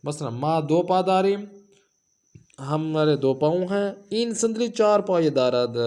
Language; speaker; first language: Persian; non-native, fluent; Urdu